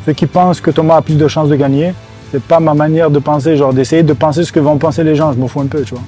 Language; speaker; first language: French; native; French